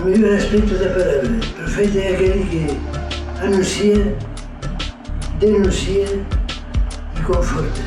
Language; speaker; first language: Portuguese; native; Portuguese